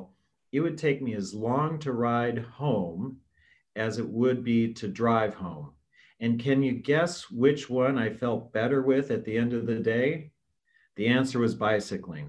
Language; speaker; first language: English; native; English